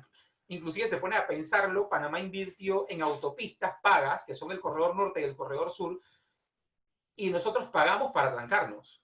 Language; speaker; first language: Spanish; native; Spanish